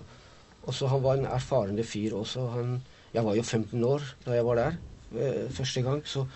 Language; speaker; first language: Norwegian; non-native, fluent; Persian